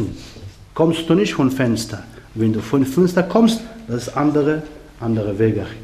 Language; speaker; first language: German; non-native, learner; Arabic